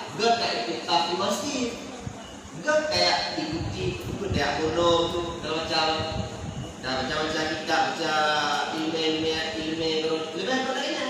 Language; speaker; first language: Malay; non-native, local second language; Achinese